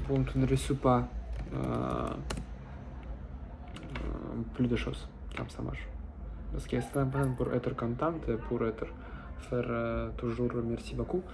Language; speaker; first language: French; non-native, learner; Russian